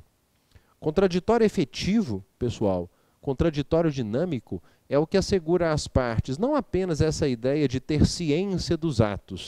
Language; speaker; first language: Portuguese; native; Portuguese